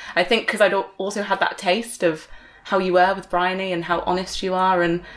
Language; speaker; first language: English; native; English